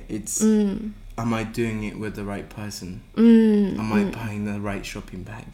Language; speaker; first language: English; native; English